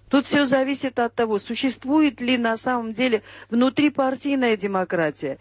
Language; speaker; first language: Russian; native; Russian